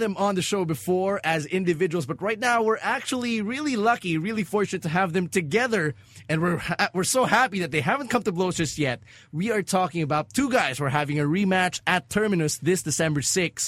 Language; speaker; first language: English; non-native, local second language; Filipino